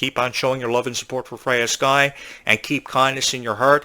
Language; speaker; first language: English; native; English